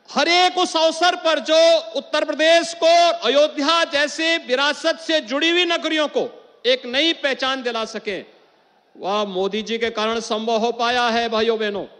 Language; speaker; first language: Hindi; native; Hindi